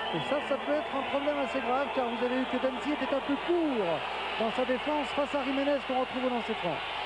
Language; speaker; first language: French; native; French